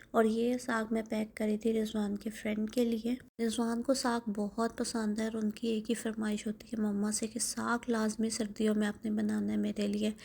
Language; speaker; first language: Urdu; native; Urdu